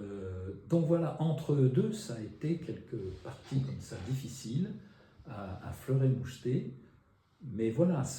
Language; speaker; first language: French; native; French